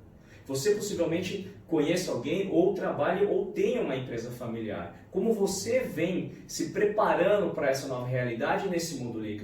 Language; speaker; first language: Portuguese; native; Portuguese